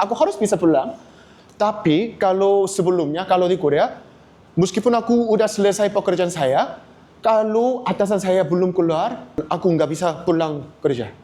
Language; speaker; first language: Indonesian; non-native, learner; Korean